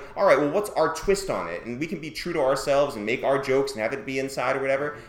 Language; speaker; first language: English; native; English